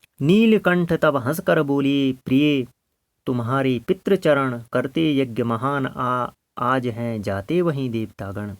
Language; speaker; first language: Hindi; native; Hindi